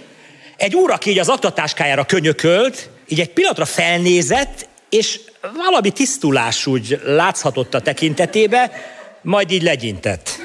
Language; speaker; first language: Hungarian; native; Hungarian